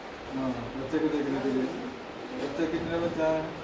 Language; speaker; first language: Hindi; non-native, local second language; Malayalam